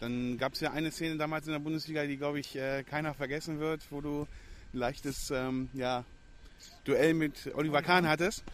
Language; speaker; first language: German; native; German